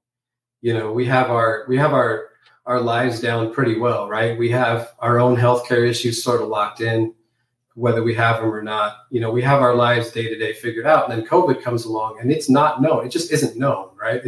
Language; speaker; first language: English; native; English